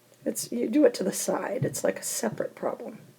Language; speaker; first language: English; native; English